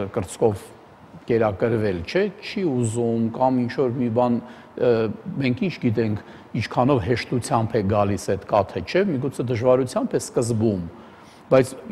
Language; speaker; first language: Armenian; native; Armenian